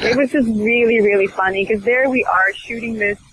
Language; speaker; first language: English; early bilingual, other home language; Swedish